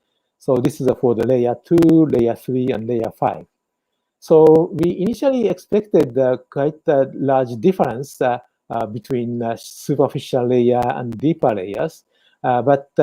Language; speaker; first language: English; non-native, fluent; Japanese